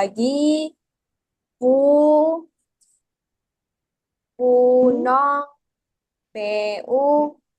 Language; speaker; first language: Korean; non-native, learner; Indonesian